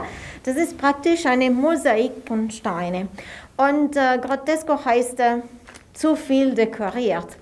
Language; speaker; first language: German; non-native, fluent; Italian